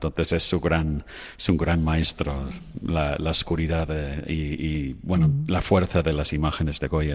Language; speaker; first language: Spanish; non-native, fluent; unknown